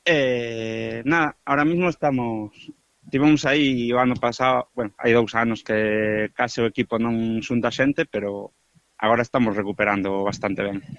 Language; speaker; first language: Galician; native; Galician